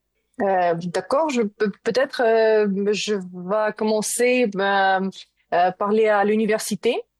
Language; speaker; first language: French; non-native, learner; Ukrainian